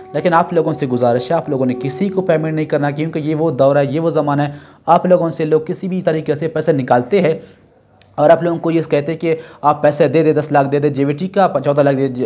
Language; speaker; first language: Urdu; non-native, local second language; Brahui